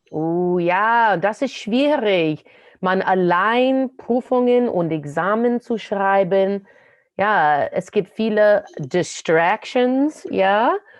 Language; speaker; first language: German; non-native, fluent; English